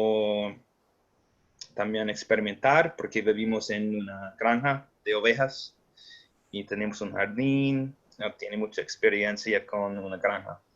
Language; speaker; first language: Spanish; non-native, fluent; English